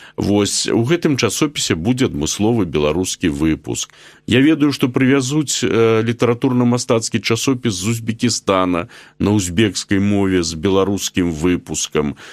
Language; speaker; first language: Belarusian; native; Belarusian